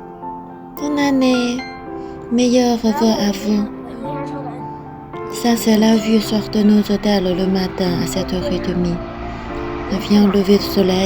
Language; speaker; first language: French; non-native, fluent; Chinese